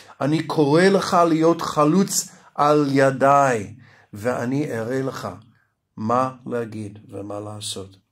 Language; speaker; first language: Hebrew; non-native, fluent; Russian